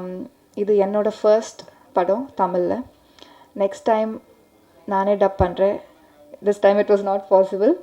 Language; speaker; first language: Tamil; non-native, learner; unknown